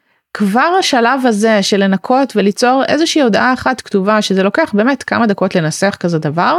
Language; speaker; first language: Hebrew; native; Hebrew